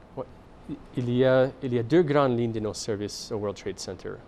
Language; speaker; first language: French; non-native, fluent; English